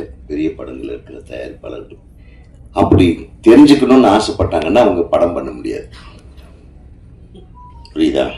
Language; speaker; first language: Tamil; native; Tamil